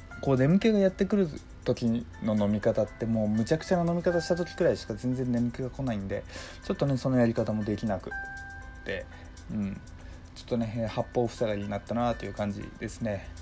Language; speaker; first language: Japanese; native; Japanese